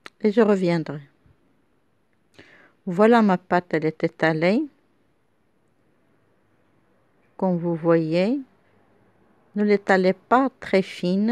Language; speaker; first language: French; non-native, local second language; Arabic